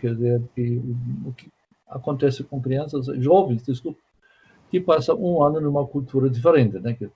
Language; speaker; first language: Portuguese; non-native, fluent; German